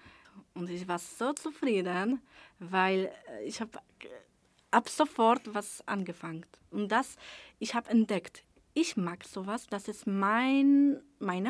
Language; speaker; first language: German; non-native, learner; Polish